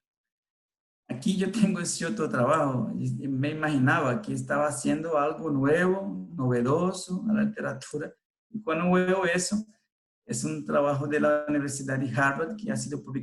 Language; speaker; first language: Spanish; non-native, fluent; Portuguese